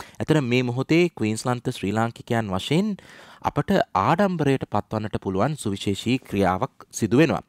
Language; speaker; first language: Sinhala; native; Sinhala